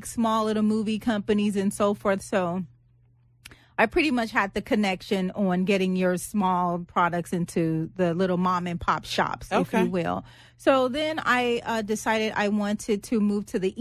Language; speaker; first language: English; native; English